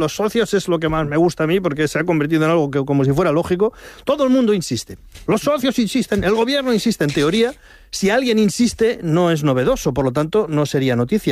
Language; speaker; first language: Spanish; native; Spanish